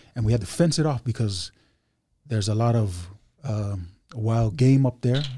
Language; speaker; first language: English; early bilingual, other home language; Hindi